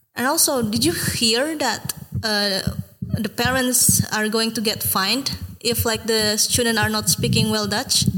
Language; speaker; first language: English; non-native, fluent; Indonesian